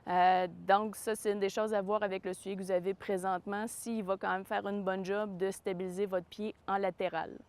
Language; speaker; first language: French; native; French